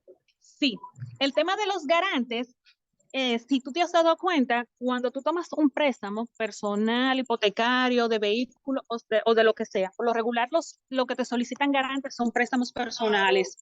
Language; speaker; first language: Spanish; native; Spanish